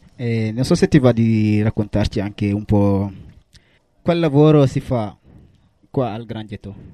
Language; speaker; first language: Italian; non-native, fluent; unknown